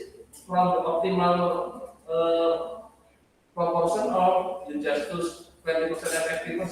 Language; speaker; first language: English; non-native, learner; Indonesian